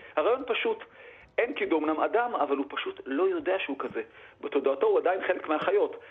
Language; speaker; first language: Hebrew; native; Hebrew